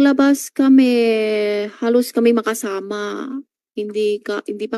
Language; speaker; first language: Filipino; non-native, learner; Chinese